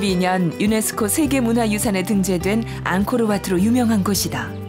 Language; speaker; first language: Korean; native; Korean